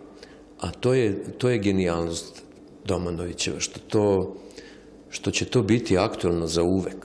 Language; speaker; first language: Serbian; native; Serbian